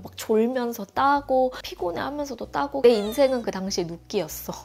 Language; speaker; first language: Korean; native; Korean